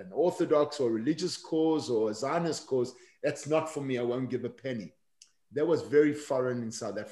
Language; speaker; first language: English; native; English